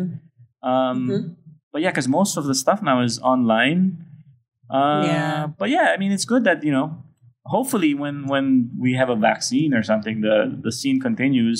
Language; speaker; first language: English; non-native, local second language; Filipino